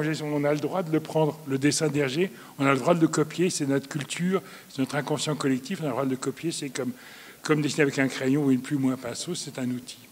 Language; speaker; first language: French; native; French